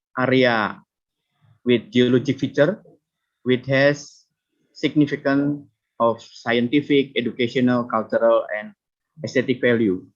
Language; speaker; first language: English; non-native, fluent; Indonesian